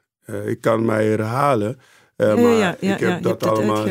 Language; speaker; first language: Dutch; non-native, fluent; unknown